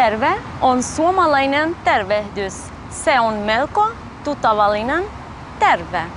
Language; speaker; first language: Finnish; non-native, fluent; Albanian